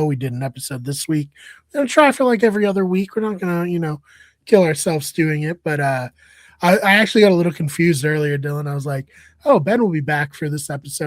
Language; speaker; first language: English; native; English